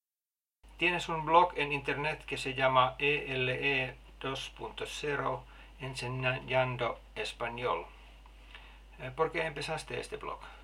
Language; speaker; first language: Spanish; non-native, learner; Finnish